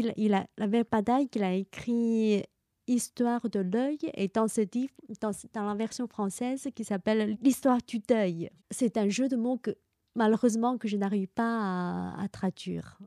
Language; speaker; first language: French; non-native, fluent; Chinese